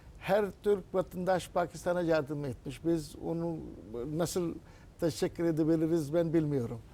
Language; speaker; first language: Turkish; non-native, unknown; Urdu